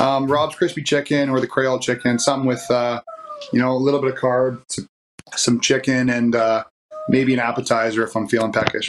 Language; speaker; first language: English; native; English